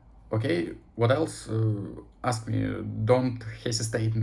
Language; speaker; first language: English; non-native, learner; Russian